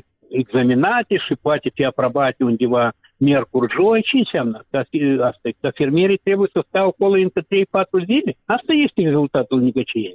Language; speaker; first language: Romanian; non-native, local second language; Russian